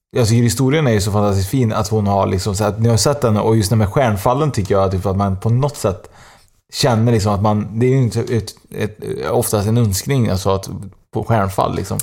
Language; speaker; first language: Swedish; native; Swedish